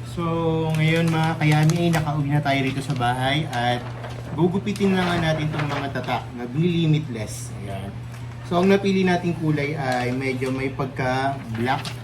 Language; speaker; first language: Filipino; native; Filipino